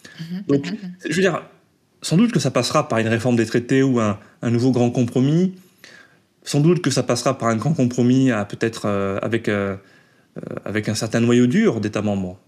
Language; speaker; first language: French; native; French